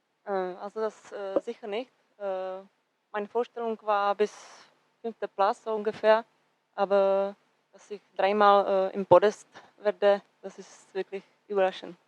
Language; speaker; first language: German; non-native, learner; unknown